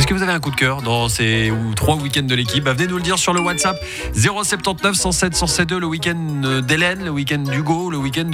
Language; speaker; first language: French; native; French